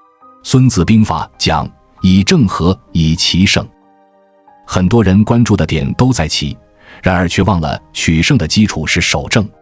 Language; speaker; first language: Chinese; native; Chinese